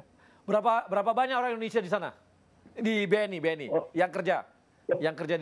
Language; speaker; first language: Indonesian; native; Indonesian